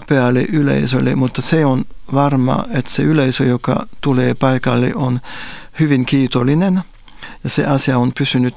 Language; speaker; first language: Finnish; non-native, fluent; French